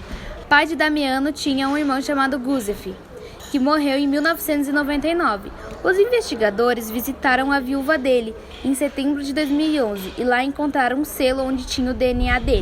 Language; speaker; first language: Portuguese; native; Portuguese